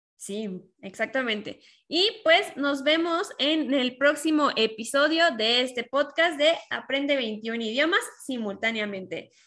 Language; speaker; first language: Spanish; native; Spanish